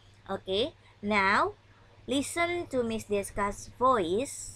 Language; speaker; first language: English; non-native, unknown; Indonesian